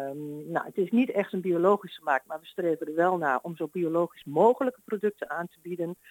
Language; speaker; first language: Dutch; native; Dutch